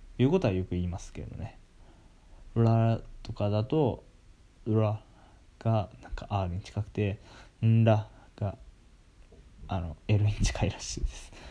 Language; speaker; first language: Japanese; native; Japanese